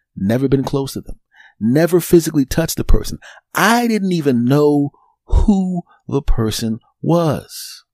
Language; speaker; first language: English; native; English